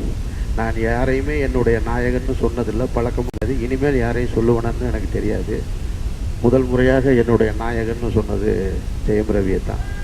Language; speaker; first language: Tamil; native; Tamil